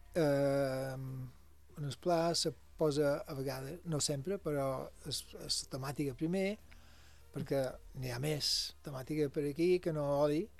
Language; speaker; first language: Catalan; early bilingual, other home language; English